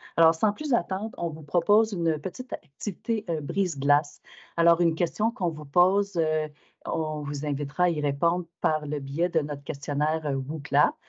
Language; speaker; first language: French; native; French